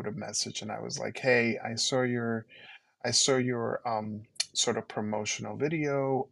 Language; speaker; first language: English; early bilingual, other home language; Spanish